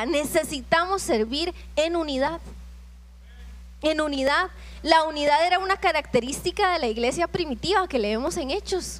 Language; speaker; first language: Spanish; native; Spanish